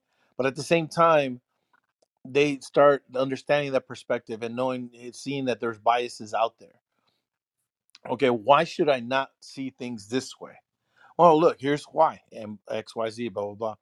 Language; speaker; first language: English; early bilingual, other home language; Spanish